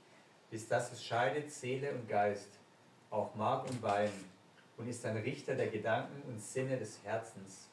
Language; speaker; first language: German; native; German